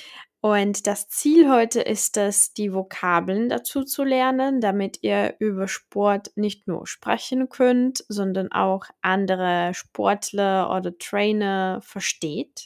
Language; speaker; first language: German; non-native, fluent; Czech